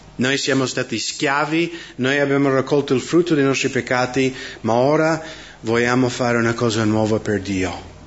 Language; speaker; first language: Italian; non-native, fluent; English